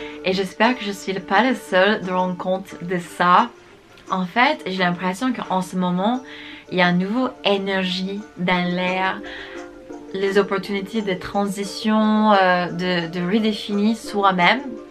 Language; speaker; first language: French; non-native, fluent; English